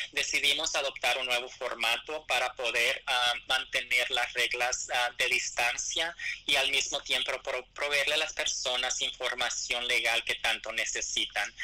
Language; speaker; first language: Spanish; early bilingual, other home language; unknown